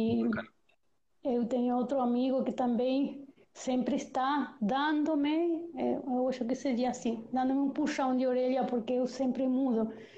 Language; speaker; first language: Portuguese; non-native, learner; Spanish